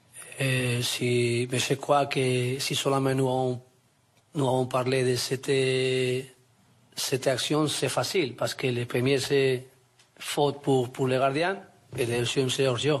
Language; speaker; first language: French; non-native, learner; Spanish